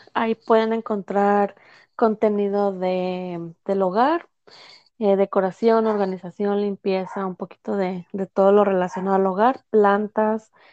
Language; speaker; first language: Spanish; native; Spanish